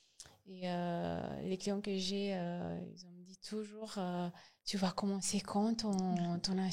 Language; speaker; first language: French; non-native, learner; Romanian